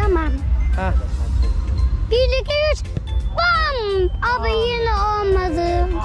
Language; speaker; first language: Turkish; early bilingual, heritage; Turkish